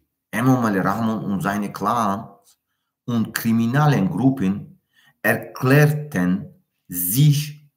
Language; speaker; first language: German; non-native, learner; Tajik